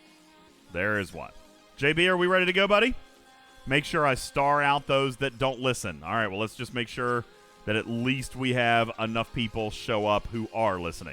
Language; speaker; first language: English; native; English